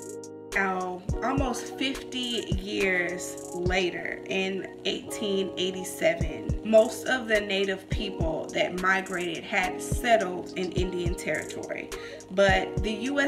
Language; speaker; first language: English; native; English